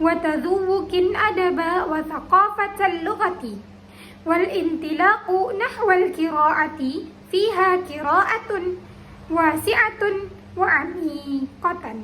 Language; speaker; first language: Arabic; non-native, learner; Indonesian